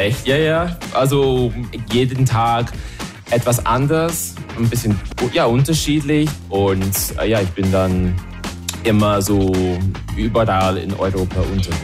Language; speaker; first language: German; non-native, fluent; English